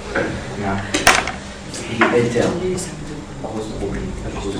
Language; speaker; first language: German; non-native, learner; French